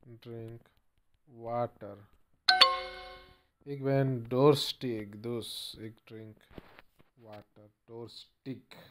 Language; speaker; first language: Dutch; non-native, learner; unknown